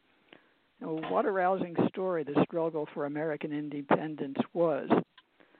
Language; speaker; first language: English; native; English